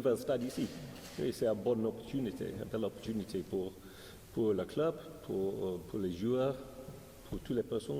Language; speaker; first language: French; non-native, learner; English